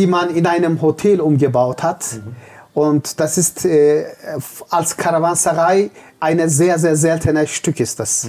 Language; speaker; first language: German; non-native, fluent; Turkish